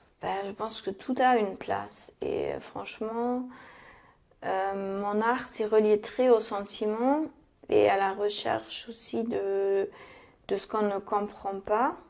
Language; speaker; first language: French; non-native, fluent; German